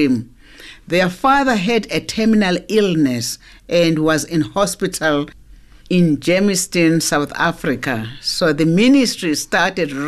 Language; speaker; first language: English; non-native, local second language; Zulu